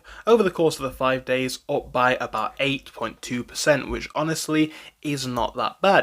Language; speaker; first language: English; native; English